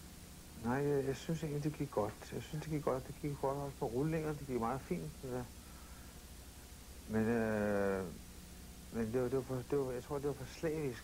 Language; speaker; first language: Danish; native; Danish